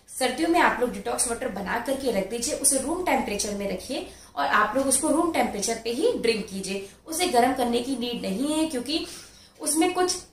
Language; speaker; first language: Hindi; native; Hindi